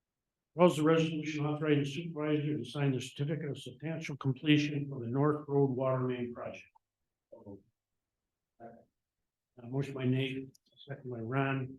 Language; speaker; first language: English; native; English